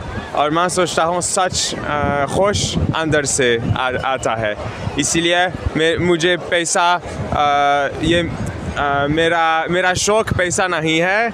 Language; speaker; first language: Hindi; non-native, learner; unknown